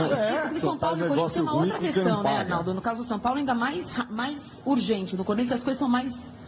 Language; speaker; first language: Portuguese; native; Portuguese